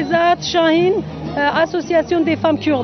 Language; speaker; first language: French; non-native, learner; Kurdish